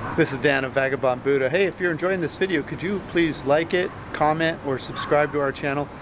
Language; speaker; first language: English; native; English